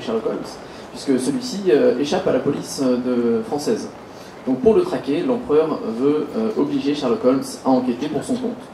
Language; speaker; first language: French; native; French